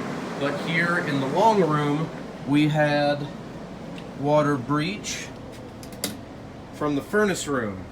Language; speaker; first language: English; native; English